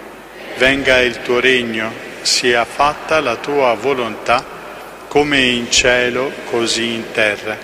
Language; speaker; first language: Italian; native; Italian